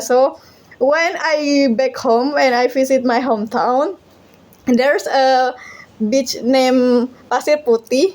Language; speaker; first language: English; non-native, learner; Indonesian